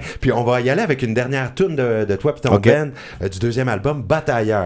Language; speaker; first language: French; native; French